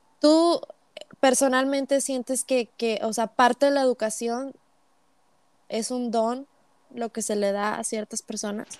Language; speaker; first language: Spanish; native; Spanish